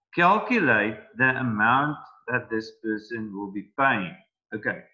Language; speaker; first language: English; non-native, local second language; Afrikaans